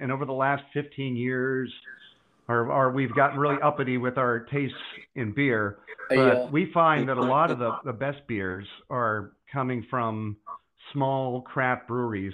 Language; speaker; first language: English; native; English